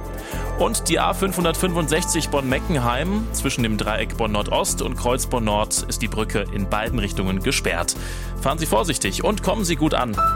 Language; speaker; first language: German; native; German